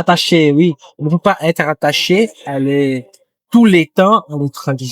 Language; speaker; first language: French; non-native, learner; Portuguese